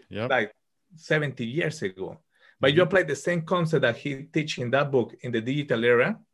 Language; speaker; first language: English; non-native, fluent; Spanish